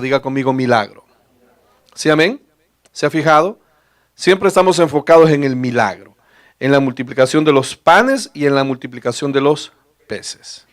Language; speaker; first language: Spanish; native; Spanish